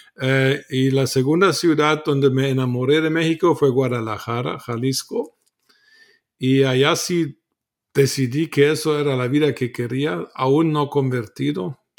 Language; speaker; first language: Spanish; non-native, fluent; German